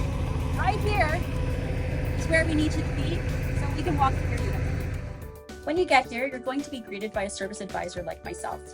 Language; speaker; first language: English; native; English